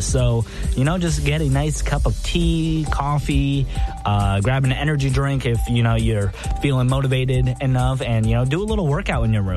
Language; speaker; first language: English; native; English